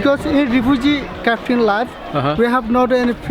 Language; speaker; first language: English; non-native, learner; Rohingya